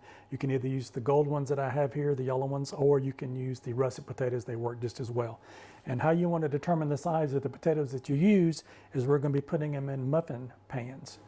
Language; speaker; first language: English; native; English